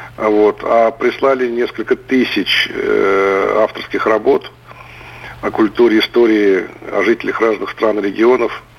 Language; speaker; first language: Russian; native; Russian